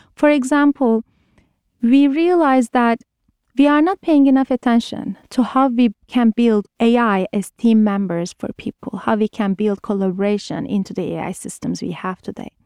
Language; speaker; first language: English; non-native, fluent; Turkish